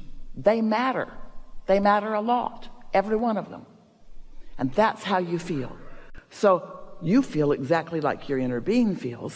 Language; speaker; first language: English; native; English